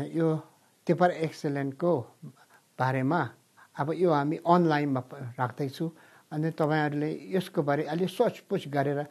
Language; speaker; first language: Nepali; non-native, fluent; Tibetan